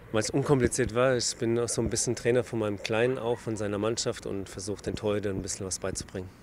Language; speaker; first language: German; native; German